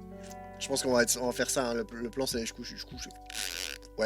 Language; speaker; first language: French; native; French